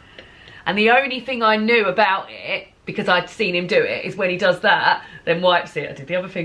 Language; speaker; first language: English; native; English